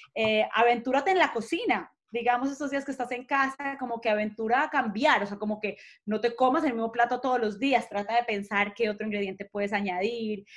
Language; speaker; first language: Spanish; native; Spanish